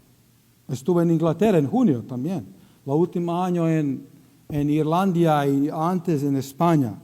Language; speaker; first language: Spanish; non-native, learner; Croatian